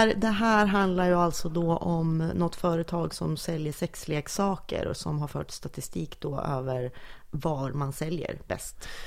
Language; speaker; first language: Swedish; native; Swedish